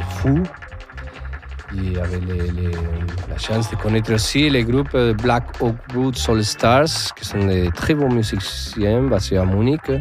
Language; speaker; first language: French; non-native, fluent; Spanish